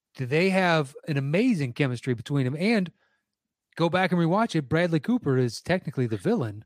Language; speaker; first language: English; native; English